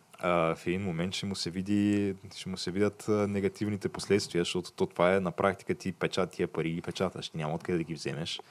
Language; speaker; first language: Bulgarian; native; Bulgarian